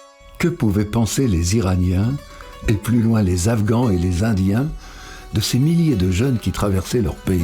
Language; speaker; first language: French; native; French